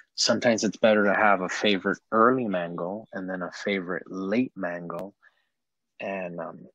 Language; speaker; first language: English; native; English